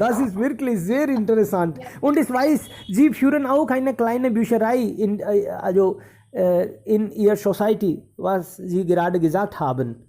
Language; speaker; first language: German; non-native, fluent; Hindi